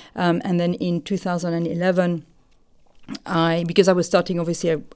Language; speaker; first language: English; non-native, fluent; French